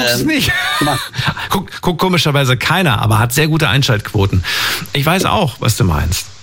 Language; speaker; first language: German; native; German